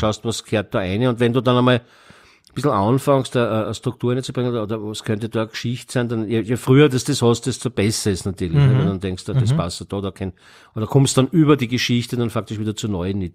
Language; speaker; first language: German; native; German